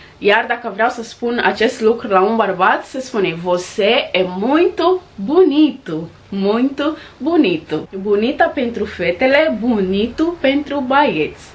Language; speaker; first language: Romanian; non-native, fluent; Portuguese